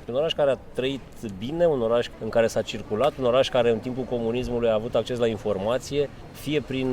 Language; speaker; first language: Romanian; native; Romanian